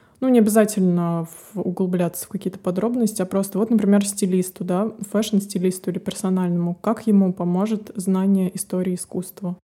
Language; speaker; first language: Russian; native; Russian